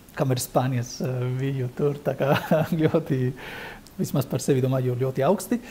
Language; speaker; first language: Latvian; non-native, fluent; Spanish